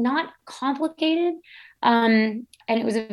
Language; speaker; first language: English; native; English